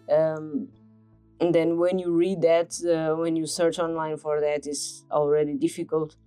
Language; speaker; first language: English; non-native, fluent; Portuguese